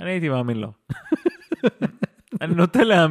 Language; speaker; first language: Hebrew; native; Hebrew